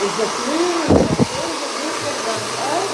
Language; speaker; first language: Dutch; native; Dutch